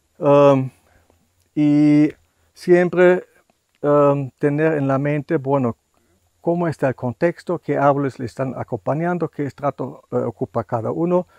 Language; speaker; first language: Spanish; non-native, fluent; German